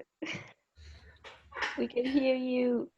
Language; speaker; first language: English; non-native, learner; Spanish